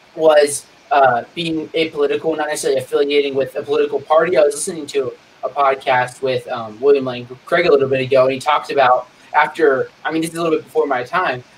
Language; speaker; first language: English; native; English